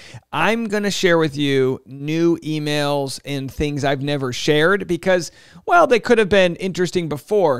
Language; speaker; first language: English; native; English